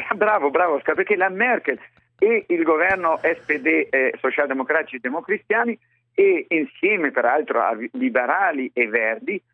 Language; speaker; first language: Italian; non-native, fluent; German